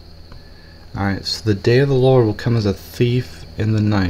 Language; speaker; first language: English; native; English